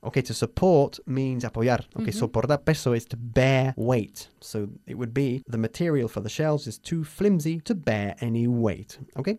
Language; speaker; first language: English; native; English